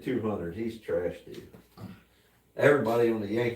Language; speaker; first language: English; native; English